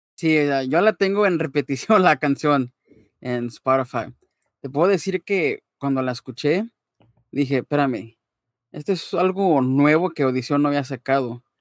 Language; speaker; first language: Spanish; native; Spanish